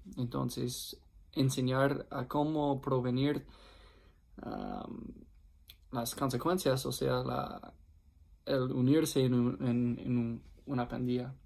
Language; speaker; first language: Spanish; non-native, fluent; English